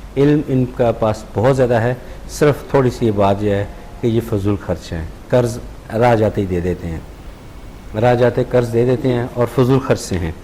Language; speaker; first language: Urdu; native; Urdu